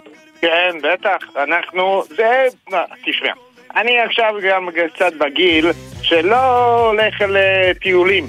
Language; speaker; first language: Hebrew; non-native, fluent; Bosnian